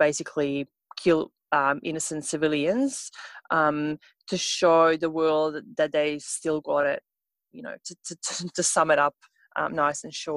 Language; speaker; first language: English; non-native, fluent; Serbian